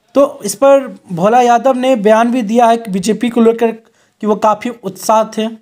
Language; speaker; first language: Hindi; native; Hindi